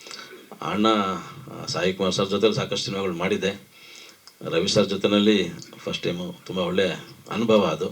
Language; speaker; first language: Kannada; native; Kannada